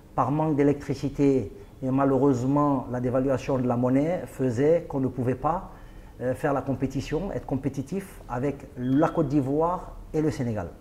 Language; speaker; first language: French; non-native, local second language; Arabic